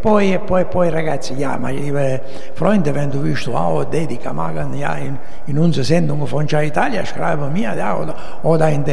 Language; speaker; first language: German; non-native, learner; Italian